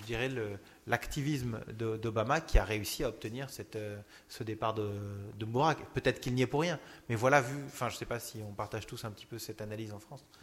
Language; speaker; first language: French; native; French